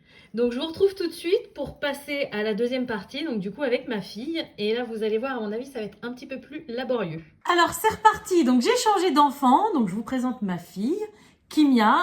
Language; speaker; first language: French; native; French